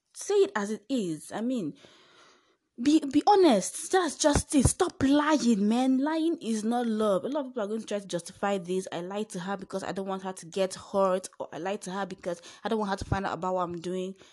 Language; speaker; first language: English; non-native, local second language; Igbo